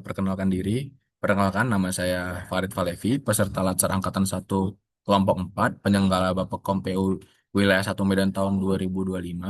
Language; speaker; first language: Indonesian; native; Indonesian